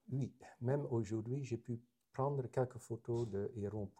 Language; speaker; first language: French; non-native, fluent; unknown